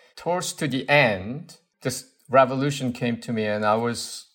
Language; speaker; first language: English; non-native, fluent; Korean